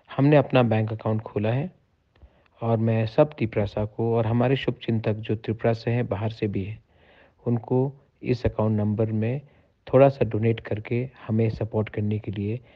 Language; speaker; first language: Hindi; non-native, local second language; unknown